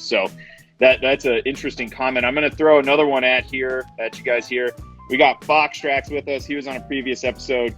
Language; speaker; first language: English; native; English